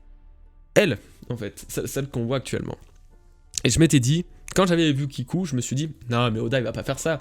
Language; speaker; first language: French; native; French